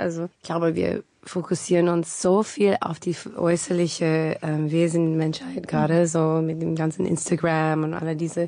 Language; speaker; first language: German; non-native, fluent; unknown